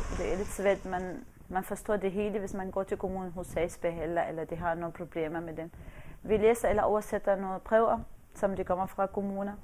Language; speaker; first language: Danish; non-native, fluent; Arabic